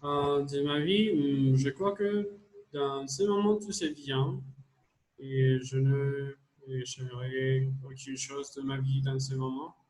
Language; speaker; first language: French; non-native, learner; Spanish